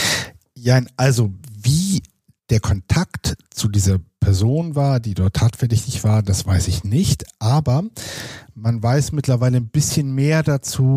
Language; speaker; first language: German; native; German